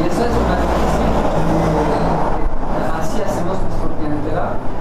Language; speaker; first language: Spanish; non-native, fluent; French